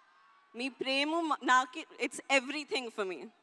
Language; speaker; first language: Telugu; non-native, learner; Hindi